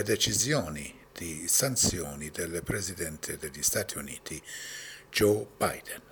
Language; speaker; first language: Italian; non-native, fluent; Persian